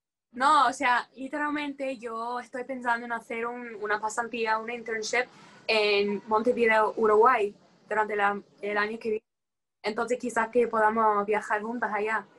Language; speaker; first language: Spanish; non-native, fluent; English